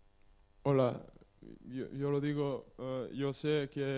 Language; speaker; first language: Spanish; non-native, learner; Serbian